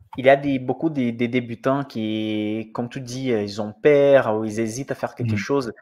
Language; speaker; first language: French; non-native, fluent; Portuguese